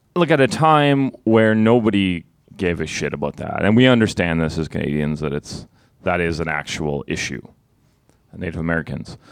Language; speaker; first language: English; native; English